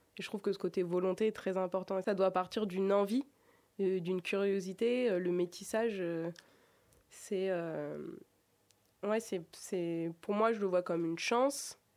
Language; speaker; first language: French; native; French